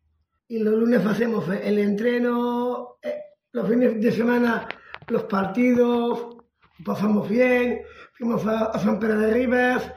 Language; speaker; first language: Spanish; non-native, local second language; Catalan